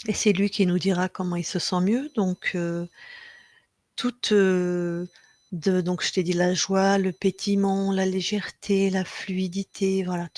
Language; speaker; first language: French; native; French